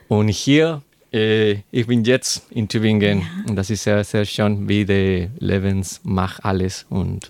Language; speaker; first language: German; non-native, learner; Spanish